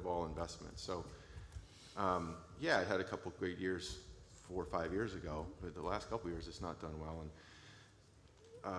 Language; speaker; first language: English; native; English